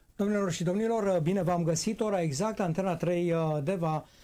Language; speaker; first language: Romanian; native; Romanian